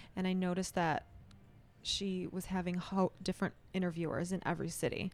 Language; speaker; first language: English; native; English